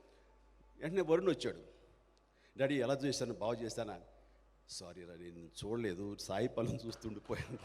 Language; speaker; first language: Telugu; native; Telugu